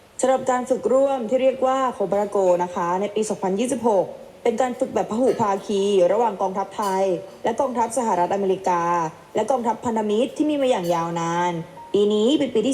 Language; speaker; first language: Thai; native; Thai